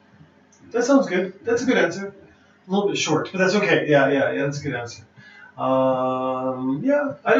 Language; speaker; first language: English; non-native, fluent; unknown